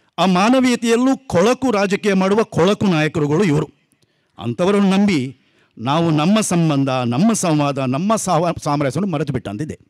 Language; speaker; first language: Kannada; non-native, local second language; Konkani